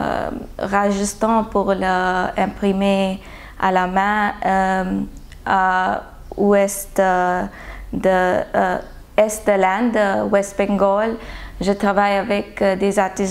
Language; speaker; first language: French; non-native, learner; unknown